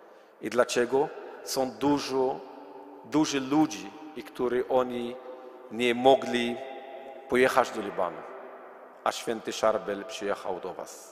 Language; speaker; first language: Polish; non-native, learner; Arabic